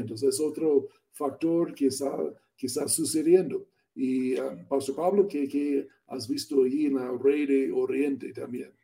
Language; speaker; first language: Spanish; non-native, learner; English